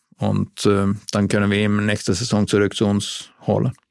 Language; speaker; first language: German; non-native, fluent; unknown